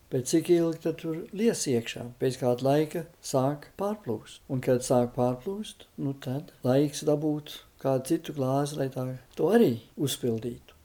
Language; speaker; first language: Latvian; early bilingual, heritage; Latvian